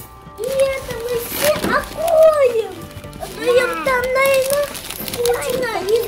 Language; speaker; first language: Russian; early bilingual, heritage; Russian